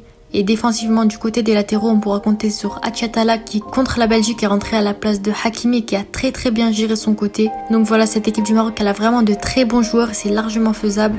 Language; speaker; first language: French; native; French